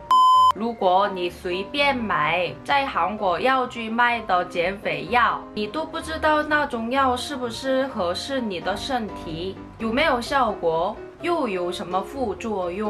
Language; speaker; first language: Chinese; non-native, fluent; Korean